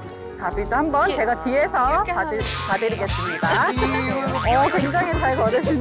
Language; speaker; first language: Korean; native; Korean